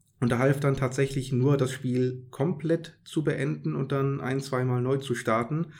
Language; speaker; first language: German; native; German